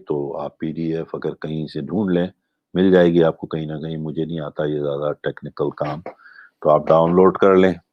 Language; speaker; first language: Urdu; non-native, local second language; Gujarati